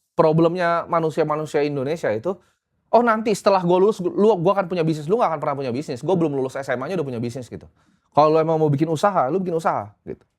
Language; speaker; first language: Indonesian; native; Indonesian